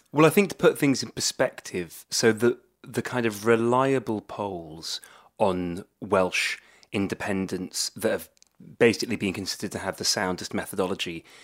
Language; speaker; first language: English; native; English